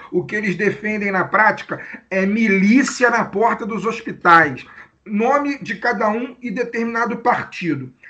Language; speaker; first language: Portuguese; native; Portuguese